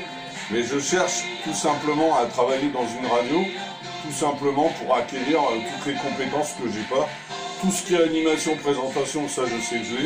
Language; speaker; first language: French; native; French